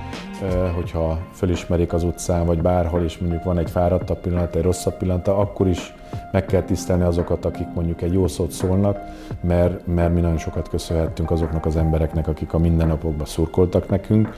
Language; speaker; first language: Hungarian; native; Hungarian